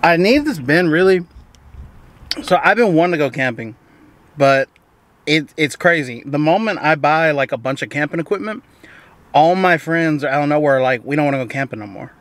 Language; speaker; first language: English; early bilingual, other home language; Spanish